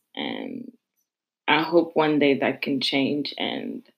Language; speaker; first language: English; non-native, fluent; French